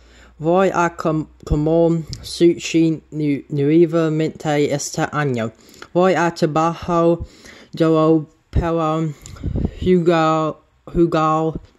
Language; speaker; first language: Spanish; non-native, learner; English